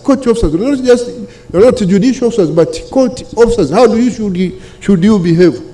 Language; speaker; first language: English; non-native, local second language; Swahili